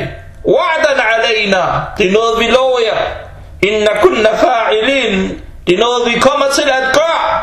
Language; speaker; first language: Danish; early bilingual, other home language; Arabic